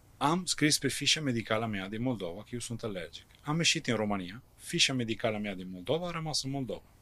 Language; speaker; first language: Romanian; non-native, fluent; Italian